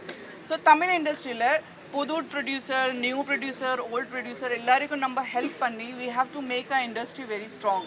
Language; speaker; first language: Tamil; non-native, local second language; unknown